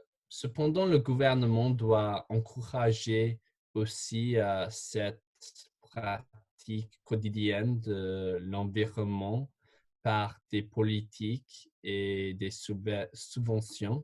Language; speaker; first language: French; non-native, fluent; English